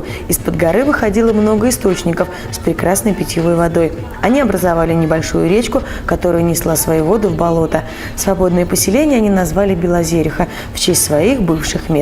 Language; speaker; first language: Russian; native; Russian